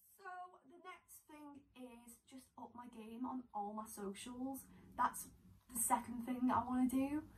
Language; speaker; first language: English; native; English